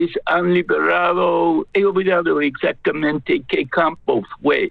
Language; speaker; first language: Spanish; non-native, fluent; English